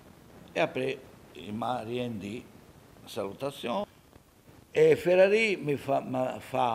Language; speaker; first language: French; non-native, learner; Italian